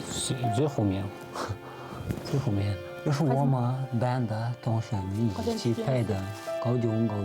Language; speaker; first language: Chinese; non-native, local second language; Kyrgyz